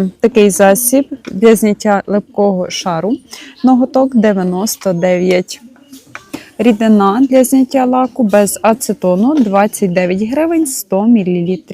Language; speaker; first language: Ukrainian; native; Ukrainian